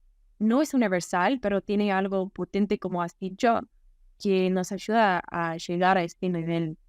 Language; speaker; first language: Spanish; non-native, fluent; English